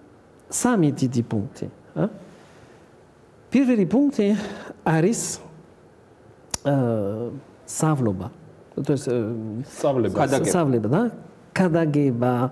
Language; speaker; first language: Georgian; non-native, learner; French